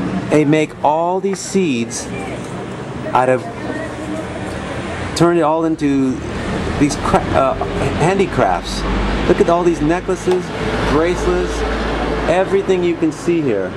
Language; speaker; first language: English; native; English